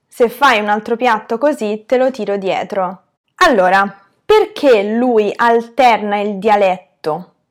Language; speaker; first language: Italian; native; Italian